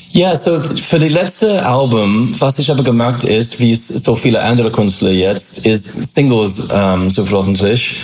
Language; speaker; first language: German; non-native, fluent; English